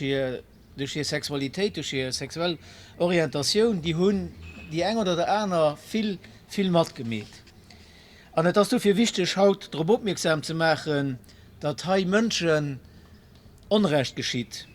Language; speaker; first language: German; non-native, local second language; Luxembourgish